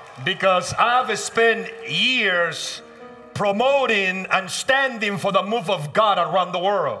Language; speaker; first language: English; early bilingual, other home language; Spanish